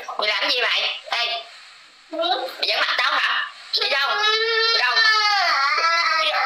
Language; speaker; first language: Vietnamese; native; Vietnamese